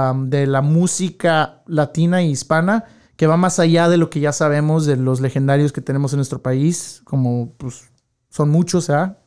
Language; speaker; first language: Spanish; native; Spanish